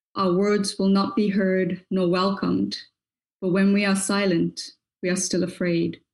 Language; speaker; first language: English; native; English